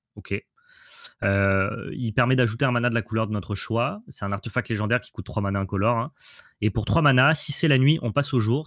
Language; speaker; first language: French; native; French